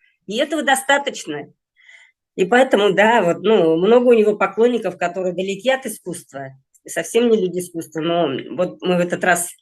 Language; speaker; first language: Russian; native; Russian